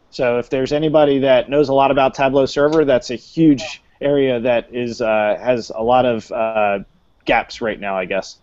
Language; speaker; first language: English; native; English